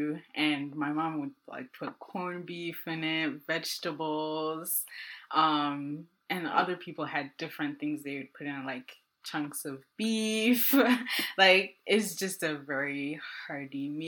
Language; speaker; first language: English; non-native, local second language; Akan